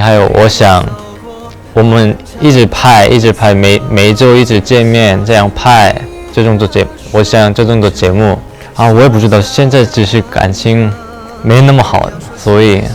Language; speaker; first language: Chinese; non-native, learner; Korean